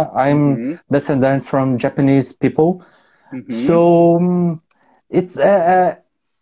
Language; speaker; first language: English; non-native, learner; Portuguese